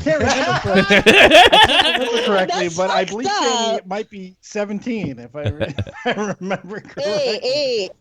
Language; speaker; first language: English; native; English